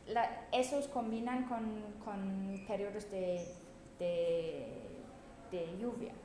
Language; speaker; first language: Spanish; non-native, fluent; German